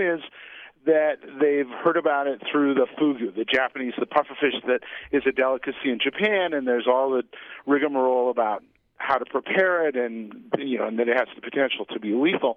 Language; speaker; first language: English; native; English